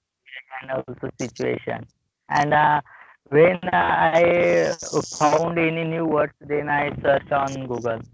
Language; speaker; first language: English; non-native, learner; Marathi